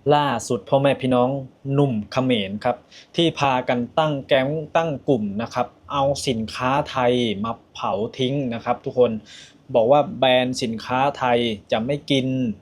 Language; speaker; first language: Thai; native; Thai